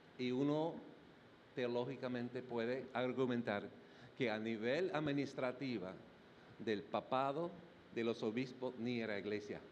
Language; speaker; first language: Spanish; non-native, fluent; English